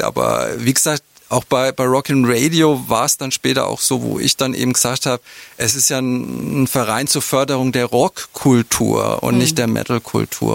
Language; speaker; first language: German; native; German